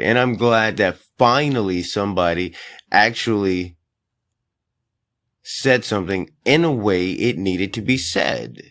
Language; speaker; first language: English; native; English